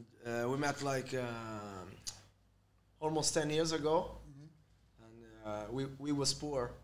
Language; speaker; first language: English; non-native, fluent; Italian